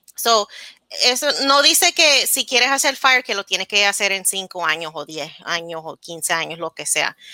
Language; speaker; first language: Spanish; early bilingual, heritage; Spanish